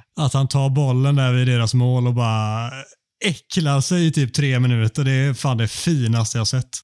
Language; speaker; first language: Swedish; native; Swedish